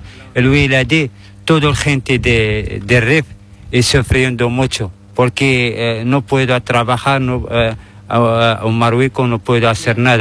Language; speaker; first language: Spanish; non-native, learner; Arabic